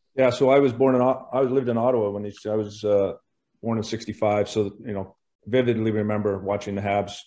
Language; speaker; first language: English; native; English